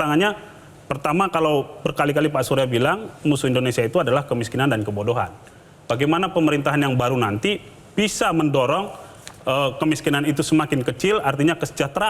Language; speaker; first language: Indonesian; native; Indonesian